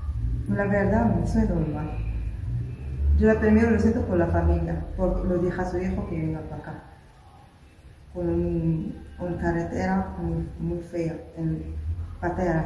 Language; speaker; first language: Spanish; non-native, local second language; Arabic